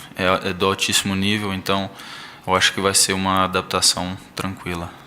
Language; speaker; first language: Portuguese; early bilingual, heritage; Portuguese